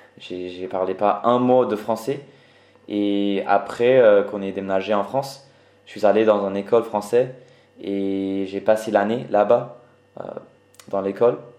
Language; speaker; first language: French; early bilingual, other home language; English